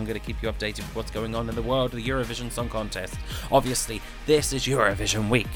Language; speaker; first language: English; native; English